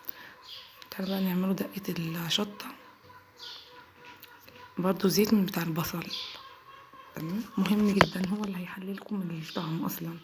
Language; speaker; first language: Arabic; native; Arabic